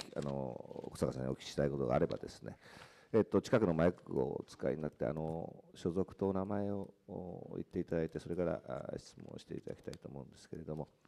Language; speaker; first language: Japanese; native; Japanese